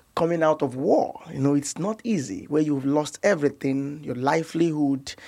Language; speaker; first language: English; non-native, local second language; Igbo